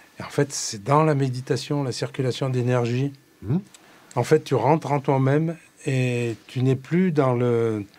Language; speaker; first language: French; native; French